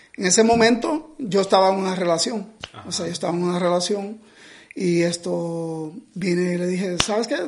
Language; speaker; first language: Spanish; native; Spanish